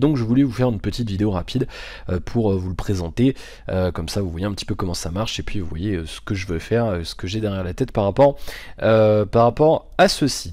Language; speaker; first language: French; native; French